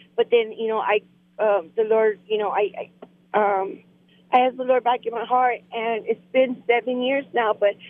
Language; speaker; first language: English; non-native, fluent; Spanish